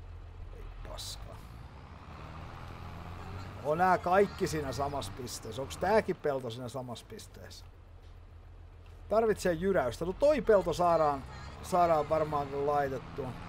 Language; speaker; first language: Finnish; native; Finnish